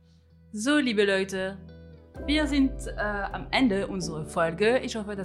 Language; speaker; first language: German; non-native, fluent; French